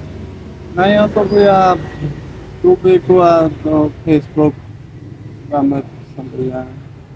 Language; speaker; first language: Filipino; non-native, learner; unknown